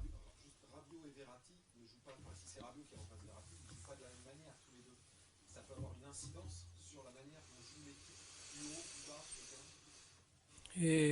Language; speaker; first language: French; native; French